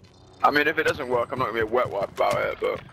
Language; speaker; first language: English; native; English